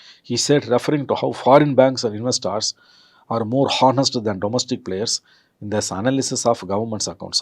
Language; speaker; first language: English; non-native, local second language; Tamil